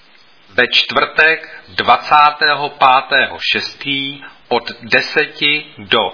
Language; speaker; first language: Czech; native; Czech